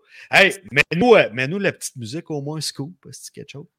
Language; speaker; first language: French; native; French